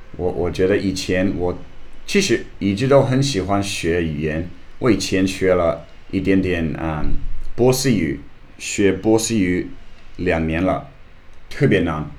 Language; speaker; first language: Chinese; non-native, learner; English